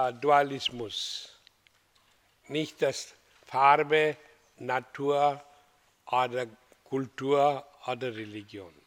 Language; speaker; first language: German; non-native, learner; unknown